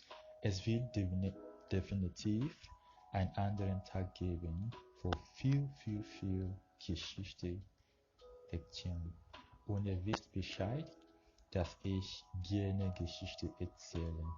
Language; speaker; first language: German; non-native, fluent; Yoruba